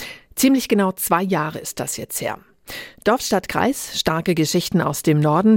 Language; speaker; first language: German; native; German